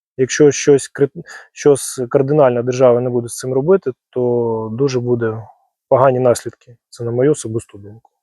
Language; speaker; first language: Ukrainian; non-native, local second language; Russian